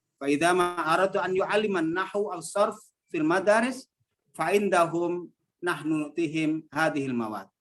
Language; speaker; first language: Arabic; non-native, fluent; Indonesian